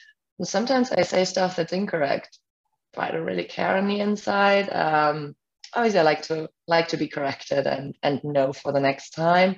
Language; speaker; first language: English; non-native, fluent; German